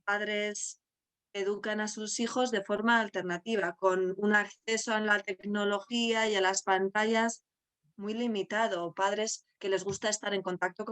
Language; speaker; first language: Spanish; non-native, local second language; Basque